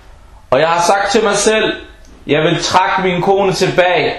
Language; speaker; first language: Danish; non-native, fluent; Arabic